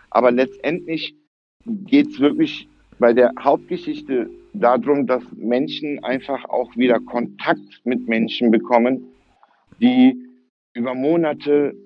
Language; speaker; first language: German; early bilingual, other home language; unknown